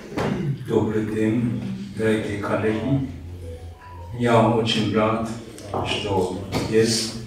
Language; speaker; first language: Russian; non-native, learner; Persian